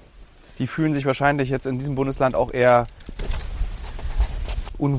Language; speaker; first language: German; native; German